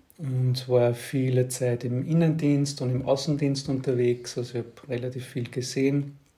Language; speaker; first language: German; native; German